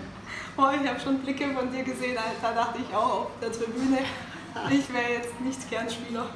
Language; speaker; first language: German; native; German